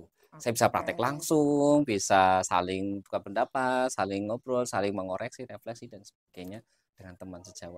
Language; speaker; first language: Indonesian; native; Indonesian